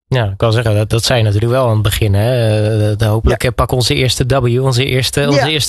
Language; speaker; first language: Dutch; native; Dutch